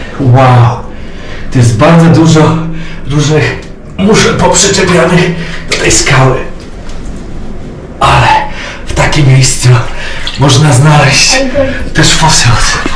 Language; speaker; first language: Polish; native; Polish